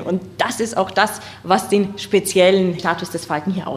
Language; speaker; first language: German; native; German